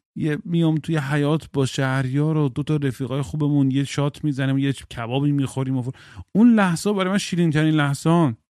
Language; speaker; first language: Persian; native; Persian